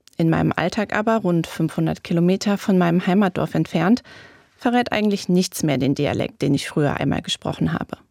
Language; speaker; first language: German; native; German